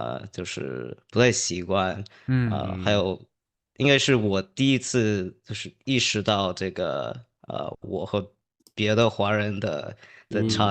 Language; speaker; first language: Chinese; early bilingual, heritage; English